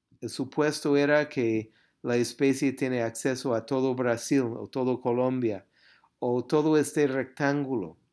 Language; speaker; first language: Spanish; non-native, fluent; English